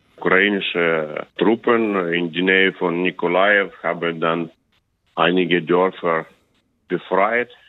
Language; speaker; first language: German; non-native, learner; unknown